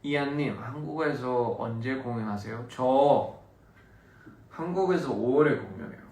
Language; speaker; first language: Korean; early bilingual, heritage; Korean